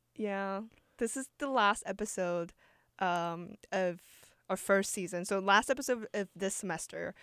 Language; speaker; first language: English; non-native, fluent; Chinese